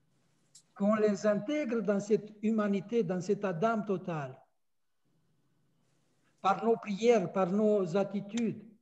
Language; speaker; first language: French; non-native, fluent; Romanian